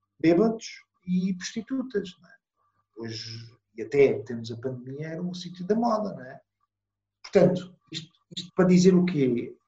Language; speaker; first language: Portuguese; non-native, fluent; Italian